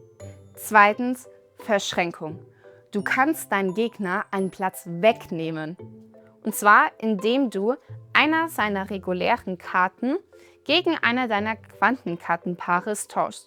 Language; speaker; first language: German; native; German